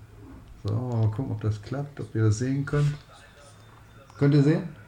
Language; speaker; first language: German; native; German